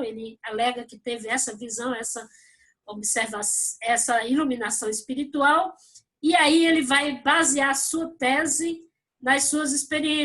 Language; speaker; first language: Portuguese; native; Portuguese